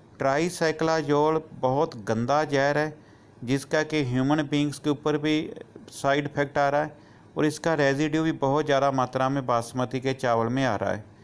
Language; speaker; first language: Hindi; non-native, local second language; Punjabi